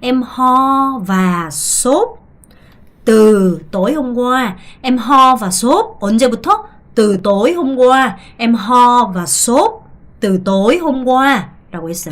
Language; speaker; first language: Vietnamese; non-native, fluent; Korean